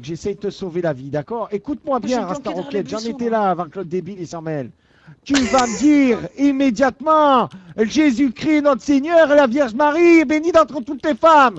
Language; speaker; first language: French; native; French